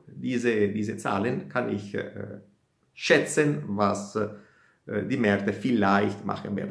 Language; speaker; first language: German; non-native, fluent; Italian